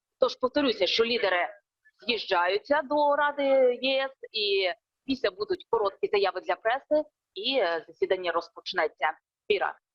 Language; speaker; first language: Ukrainian; native; Ukrainian